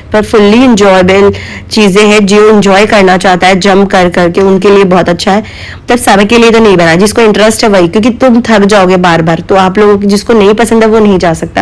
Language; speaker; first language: Hindi; native; Hindi